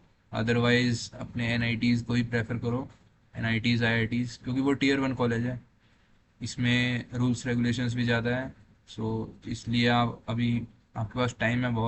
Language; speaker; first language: Hindi; native; Hindi